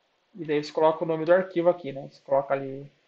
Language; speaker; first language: Portuguese; native; Portuguese